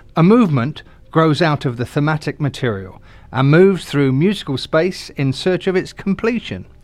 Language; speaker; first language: English; native; English